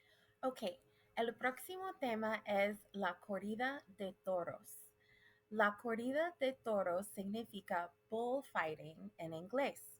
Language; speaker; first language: Spanish; non-native, fluent; English